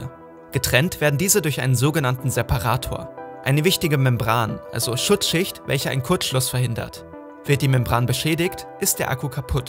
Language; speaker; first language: German; native; German